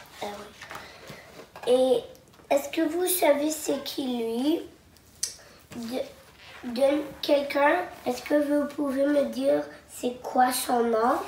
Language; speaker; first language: French; non-native, local second language; English